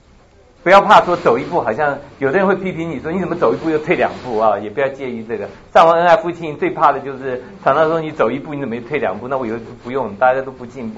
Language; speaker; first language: Chinese; native; Chinese